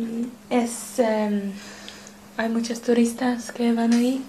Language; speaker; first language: Spanish; non-native, learner; English